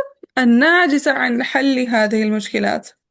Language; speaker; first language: Arabic; non-native, fluent; Urdu